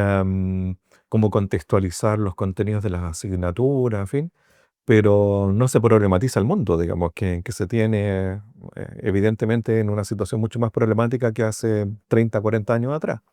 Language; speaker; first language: Spanish; native; Spanish